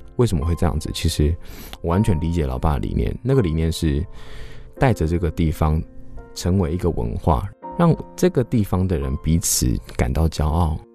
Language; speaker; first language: Chinese; native; Chinese